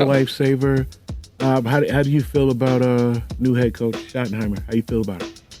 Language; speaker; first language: English; native; English